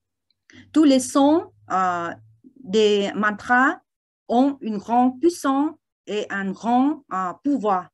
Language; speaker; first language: French; non-native, learner; Vietnamese